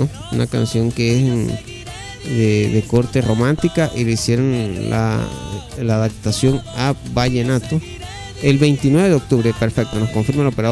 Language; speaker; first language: Spanish; native; Spanish